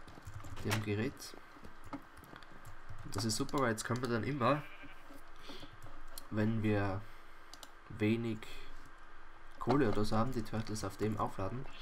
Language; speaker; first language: German; native; German